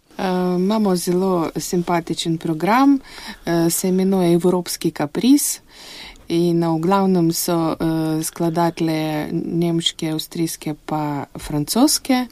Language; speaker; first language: Slovenian; non-native, fluent; Russian